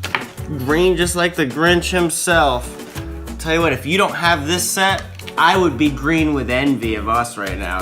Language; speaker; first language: English; native; English